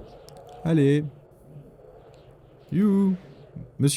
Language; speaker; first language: French; native; French